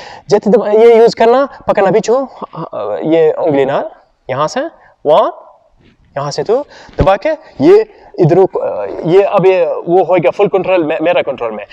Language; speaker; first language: Hindi; non-native, learner; Arabic